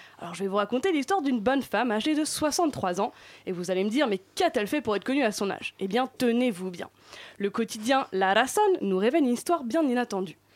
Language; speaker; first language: French; native; French